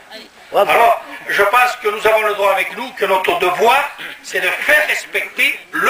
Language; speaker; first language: French; native; French